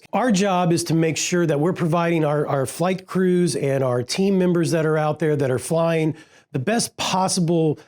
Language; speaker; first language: English; native; English